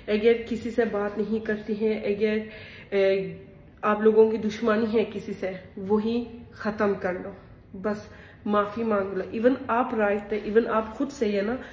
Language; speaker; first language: Hindi; non-native, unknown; Turkish